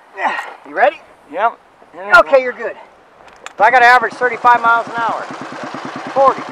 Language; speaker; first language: English; non-native, fluent; German